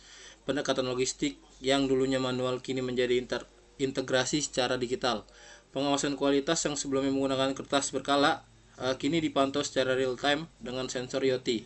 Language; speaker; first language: Indonesian; native; Indonesian